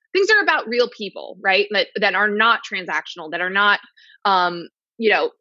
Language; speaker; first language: English; native; English